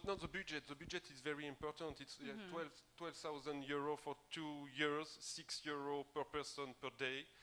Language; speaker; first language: English; non-native, local second language; French